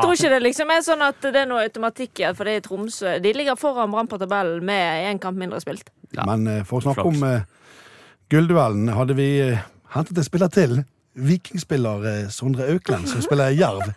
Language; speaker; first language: Norwegian; native; Norwegian